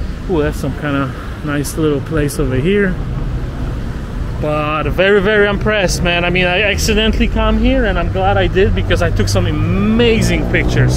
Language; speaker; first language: English; non-native, fluent; Polish